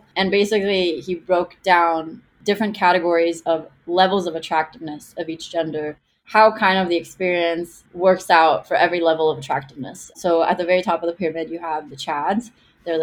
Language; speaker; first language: English; non-native, fluent; Hebrew